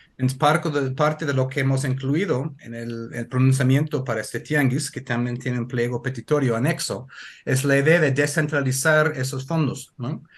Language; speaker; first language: Spanish; non-native, fluent; English